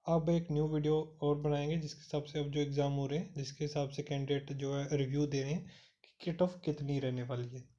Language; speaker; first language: Hindi; non-native, local second language; Punjabi